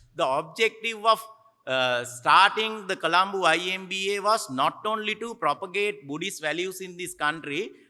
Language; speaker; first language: English; non-native, local second language; Sinhala